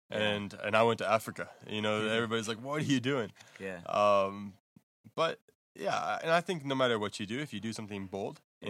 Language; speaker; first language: English; native; English